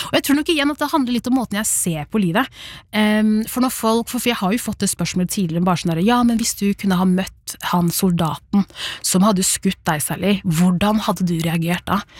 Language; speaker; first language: Norwegian; early bilingual, other home language; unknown